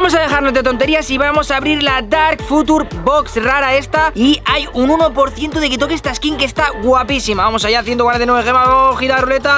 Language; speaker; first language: Spanish; native; Spanish